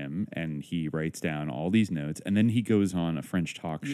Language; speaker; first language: English; native; English